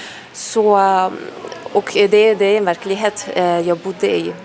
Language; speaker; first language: Swedish; non-native, fluent; Persian